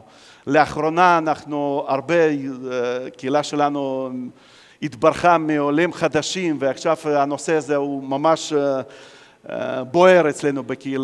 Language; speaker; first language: Hebrew; non-native, fluent; Russian